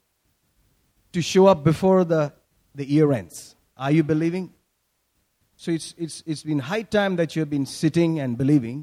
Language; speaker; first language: English; non-native, local second language; Malayalam